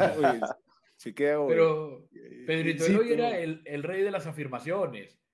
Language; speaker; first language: Spanish; native; Spanish